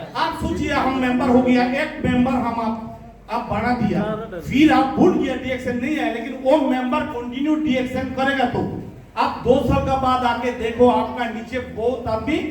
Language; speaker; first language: Hindi; non-native, local second language; Bangla